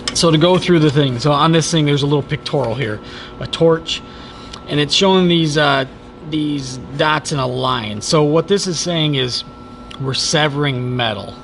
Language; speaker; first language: English; native; English